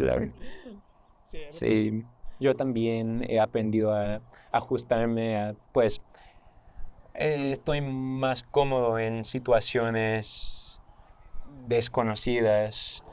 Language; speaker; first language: Spanish; non-native, fluent; English